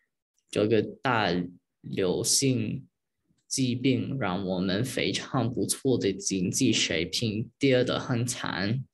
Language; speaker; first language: Chinese; early bilingual, heritage; Chinese